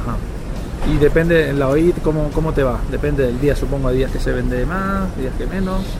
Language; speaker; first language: Spanish; native; Spanish